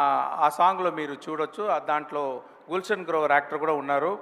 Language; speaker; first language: Telugu; non-native, fluent; Tamil